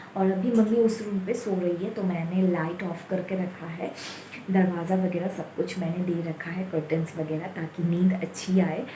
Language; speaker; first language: Hindi; non-native, local second language; Bangla